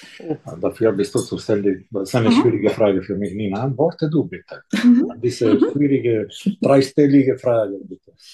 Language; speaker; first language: German; non-native, local second language; Italian